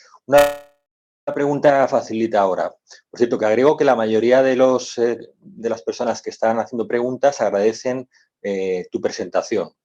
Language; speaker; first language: Spanish; native; Spanish